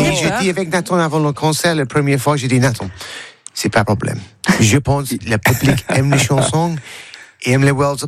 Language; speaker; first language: French; non-native, learner; English